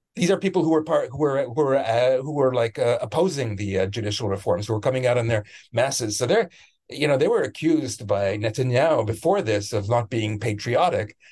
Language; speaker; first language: English; native; English